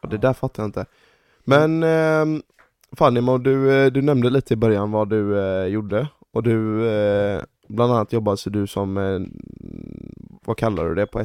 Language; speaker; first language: Swedish; native; Swedish